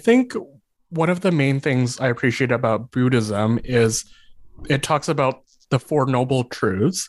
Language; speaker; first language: English; native; English